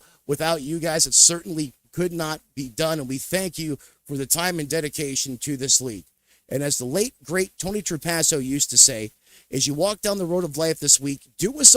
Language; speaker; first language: English; native; English